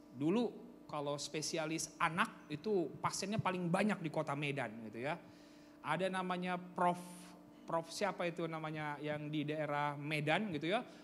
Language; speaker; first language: Indonesian; native; Indonesian